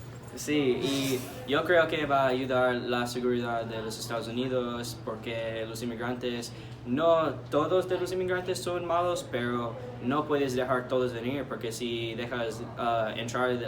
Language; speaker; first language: Spanish; non-native, learner; English